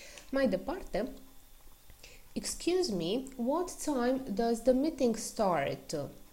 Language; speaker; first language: English; non-native, fluent; Romanian